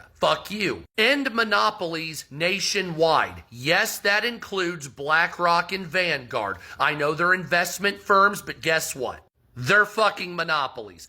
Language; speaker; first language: English; native; English